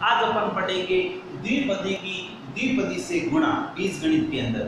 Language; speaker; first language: Hindi; native; Hindi